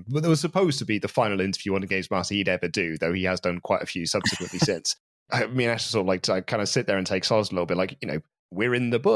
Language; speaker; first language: English; native; English